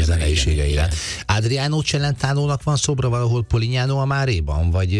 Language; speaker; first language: Hungarian; native; Hungarian